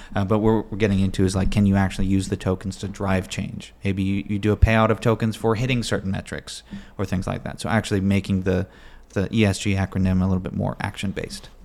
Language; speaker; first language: English; native; English